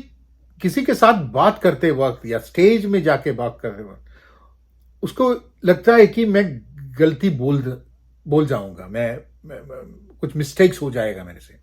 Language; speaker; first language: Hindi; non-native, local second language; Malayalam